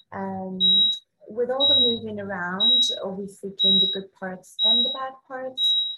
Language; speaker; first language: English; non-native, fluent; Arabic